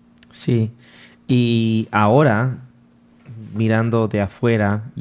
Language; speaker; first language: Spanish; non-native, fluent; English